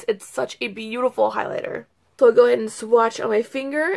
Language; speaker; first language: English; native; English